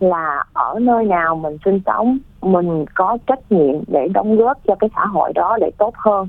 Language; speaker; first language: Vietnamese; early bilingual, heritage; Vietnamese